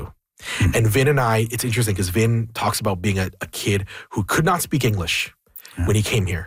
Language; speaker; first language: English; early bilingual, other home language; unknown